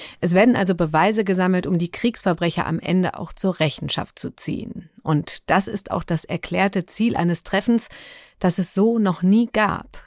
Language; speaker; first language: German; native; German